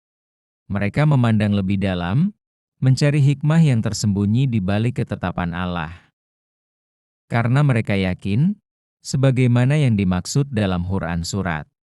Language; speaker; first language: Indonesian; native; Indonesian